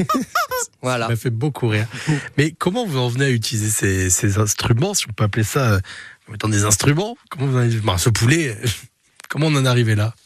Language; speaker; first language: French; native; French